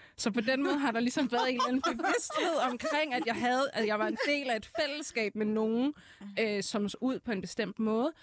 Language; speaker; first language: Danish; early bilingual, other home language; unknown